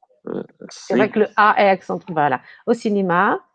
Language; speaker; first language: French; non-native, fluent; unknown